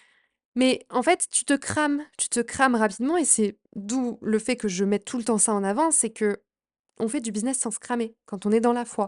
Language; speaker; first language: French; native; French